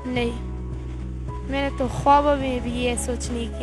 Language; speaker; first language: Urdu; non-native, local second language; Pashto